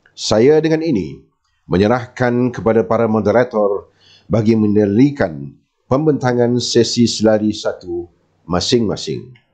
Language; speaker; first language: Malay; native; Malay